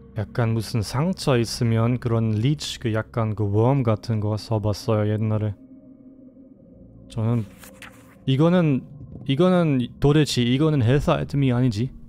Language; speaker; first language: Korean; non-native, fluent; German